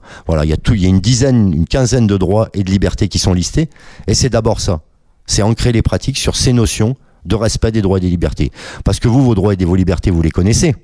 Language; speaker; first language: French; native; French